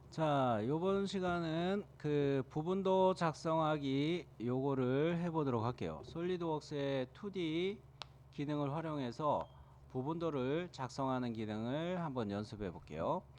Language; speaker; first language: Korean; native; Korean